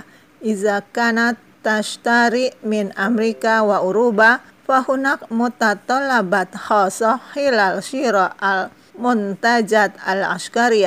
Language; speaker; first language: Arabic; non-native, fluent; Indonesian